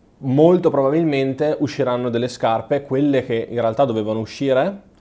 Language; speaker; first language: Italian; native; Italian